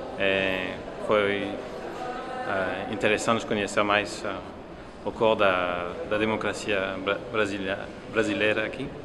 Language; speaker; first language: Portuguese; non-native, learner; French